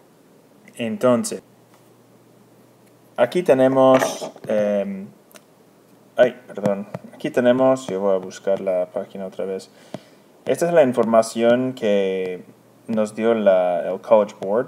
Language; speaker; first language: Spanish; non-native, fluent; English